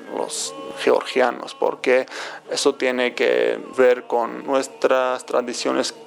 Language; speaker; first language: Spanish; non-native, fluent; Georgian